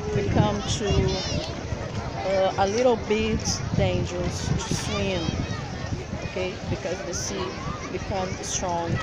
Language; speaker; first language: English; non-native, learner; Portuguese